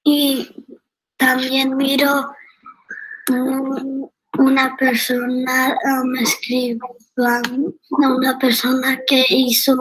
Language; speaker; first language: Spanish; early bilingual, heritage; Spanish